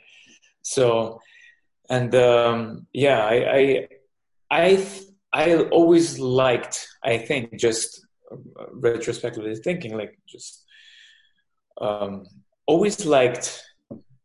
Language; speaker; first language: English; non-native, fluent; Russian